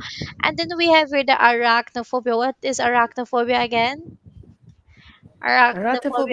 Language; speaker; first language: English; non-native, local second language; Filipino